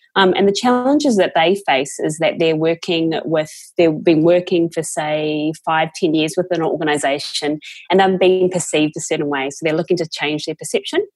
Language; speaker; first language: English; native; English